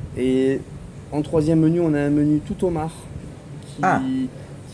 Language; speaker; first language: French; native; French